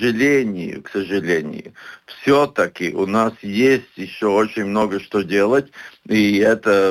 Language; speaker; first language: Russian; non-native, local second language; Latvian